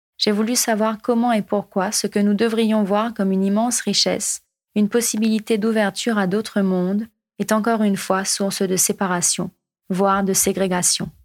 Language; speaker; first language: French; non-native, local second language; Morisyen